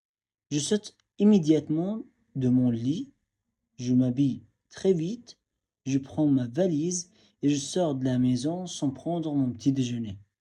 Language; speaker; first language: French; non-native, fluent; Arabic